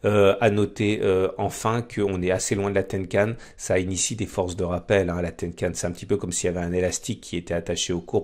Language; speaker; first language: French; native; French